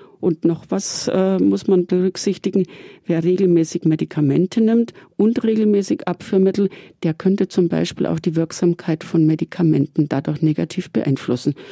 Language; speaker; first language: German; native; German